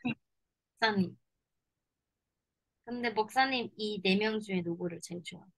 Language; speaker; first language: Korean; non-native, learner; Chinese